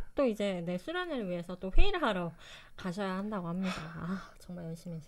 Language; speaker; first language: Korean; native; Korean